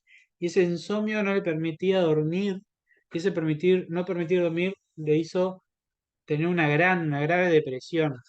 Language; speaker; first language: Spanish; native; Spanish